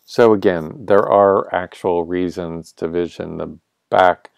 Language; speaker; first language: English; native; English